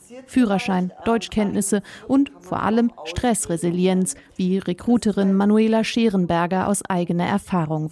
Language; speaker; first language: German; native; German